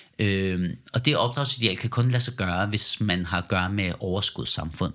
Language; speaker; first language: Danish; early bilingual, other home language; Persian